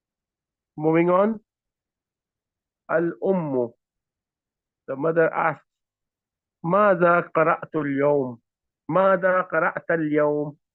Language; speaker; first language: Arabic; non-native, fluent; Hindi